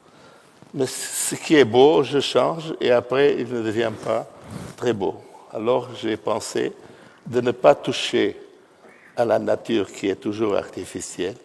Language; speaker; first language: French; non-native, fluent; Portuguese